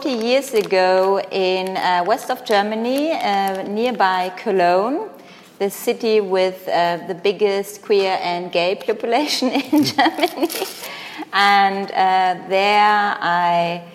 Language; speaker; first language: English; non-native, fluent; Greek